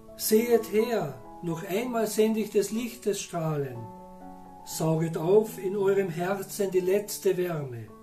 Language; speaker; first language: German; native; German